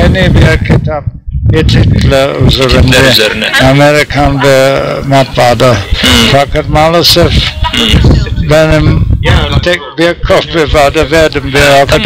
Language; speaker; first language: Turkish; non-native, learner; English